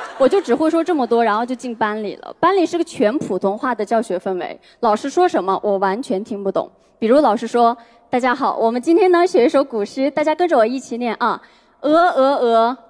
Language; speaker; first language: Chinese; non-native, local second language; Uyghur